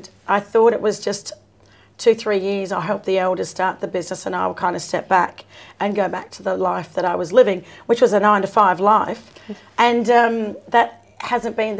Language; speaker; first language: English; native; English